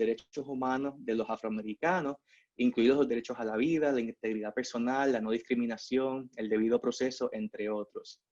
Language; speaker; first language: Spanish; native; Spanish